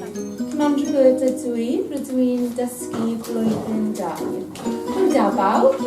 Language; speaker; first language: Welsh; non-native, learner; English